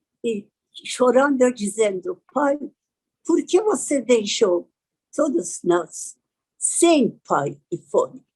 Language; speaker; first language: Portuguese; non-native, learner; Persian